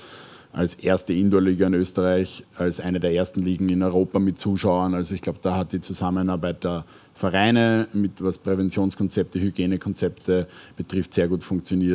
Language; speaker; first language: German; native; German